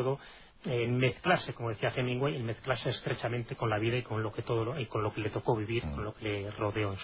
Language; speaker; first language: Spanish; native; Spanish